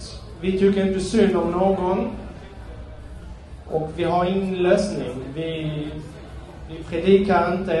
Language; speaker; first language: Swedish; non-native, fluent; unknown